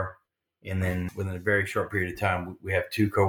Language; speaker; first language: English; native; English